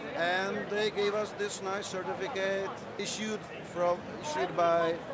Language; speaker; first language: English; non-native, learner; Czech